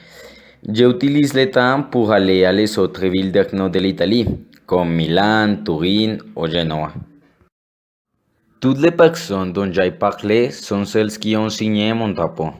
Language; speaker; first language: French; non-native, learner; Spanish